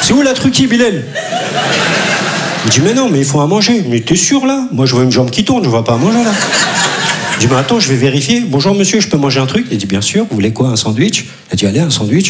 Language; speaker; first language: French; early bilingual, other home language; Turkish